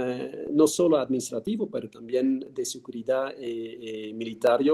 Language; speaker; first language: Spanish; non-native, fluent; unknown